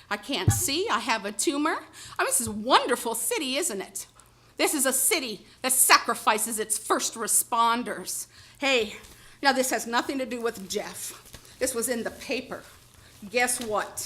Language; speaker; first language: English; native; English